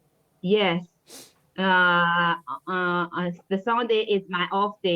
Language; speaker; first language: English; non-native, learner; Chinese